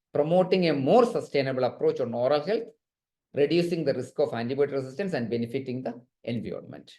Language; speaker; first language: English; non-native, local second language; Malayalam